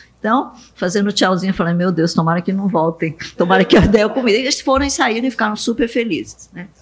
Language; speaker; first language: Portuguese; early bilingual, other home language; Japanese